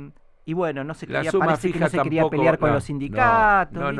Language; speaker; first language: Spanish; native; Spanish